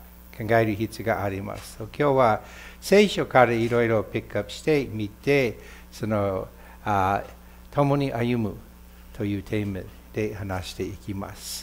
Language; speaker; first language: Japanese; non-native, fluent; English